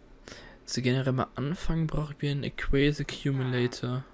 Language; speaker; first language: German; native; German